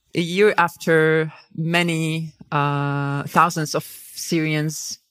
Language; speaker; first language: English; non-native, fluent; Hebrew